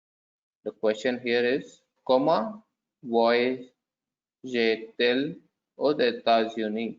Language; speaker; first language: French; non-native, learner; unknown